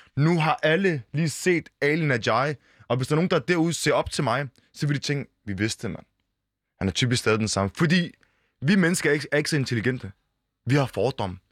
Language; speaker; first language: Danish; early bilingual, other home language; Arabic